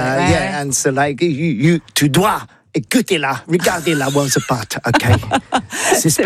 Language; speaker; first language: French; non-native, learner; English